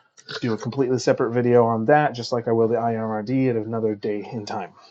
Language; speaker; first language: English; native; English